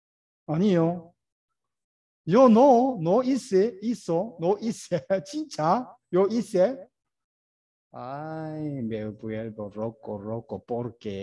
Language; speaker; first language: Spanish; non-native, learner; Korean